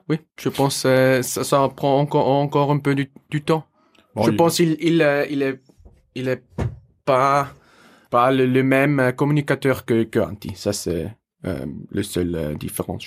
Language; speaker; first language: French; non-native, local second language; German